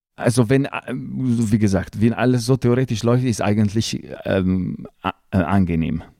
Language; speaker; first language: German; non-native, fluent; Italian